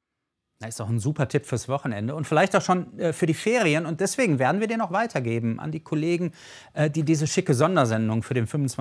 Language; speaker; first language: German; native; German